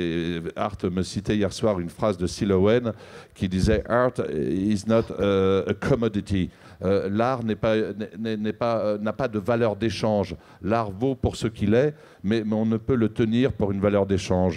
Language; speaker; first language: French; native; French